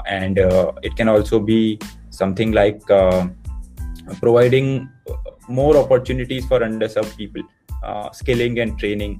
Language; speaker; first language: English; non-native, local second language; Hindi